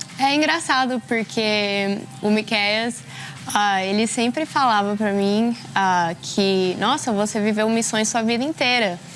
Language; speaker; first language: Portuguese; early bilingual, heritage; Portuguese